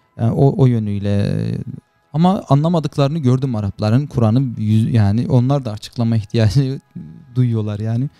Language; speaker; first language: Turkish; native; Turkish